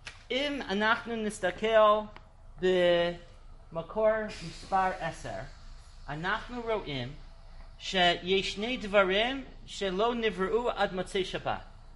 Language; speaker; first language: Hebrew; non-native, fluent; English